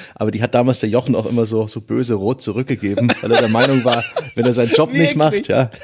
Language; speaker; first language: German; native; German